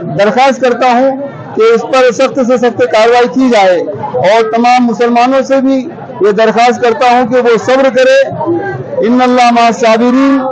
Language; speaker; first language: Urdu; native; Urdu